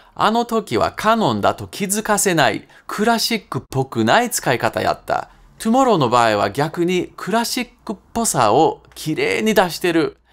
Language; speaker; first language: Japanese; non-native, fluent; English